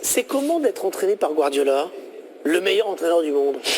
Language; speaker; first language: French; native; French